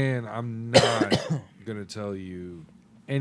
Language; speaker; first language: English; native; English